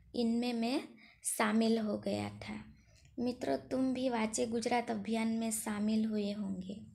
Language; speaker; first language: Hindi; non-native, local second language; Gujarati